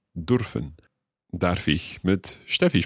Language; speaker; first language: German; non-native, learner; English